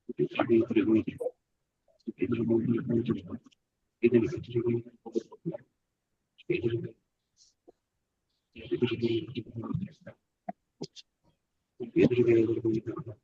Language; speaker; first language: Arabic; non-native, learner; Bangla